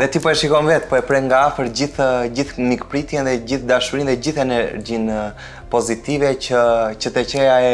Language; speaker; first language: Albanian; native; Albanian